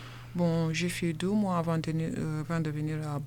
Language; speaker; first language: French; non-native, local second language; Soninke